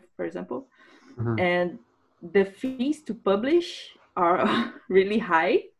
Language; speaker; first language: English; non-native, fluent; Portuguese